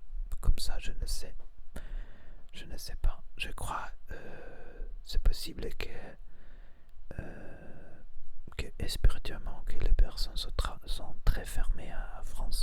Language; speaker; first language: French; non-native, learner; Spanish